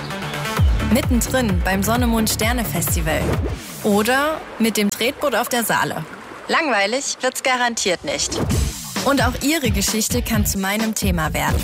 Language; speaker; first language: German; native; German